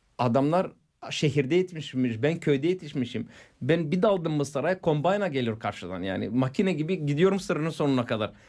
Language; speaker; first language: Turkish; non-native, fluent; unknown